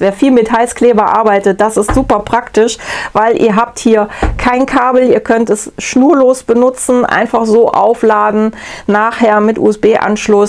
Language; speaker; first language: German; native; German